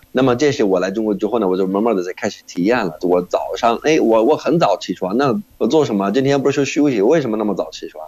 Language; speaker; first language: Chinese; non-native, fluent; Arabic